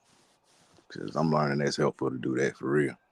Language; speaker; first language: English; native; English